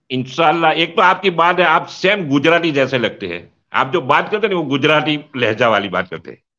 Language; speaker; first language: Hindi; non-native, local second language; Gujarati